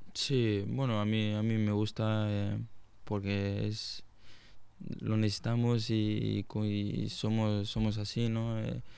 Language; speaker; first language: Spanish; non-native, fluent; French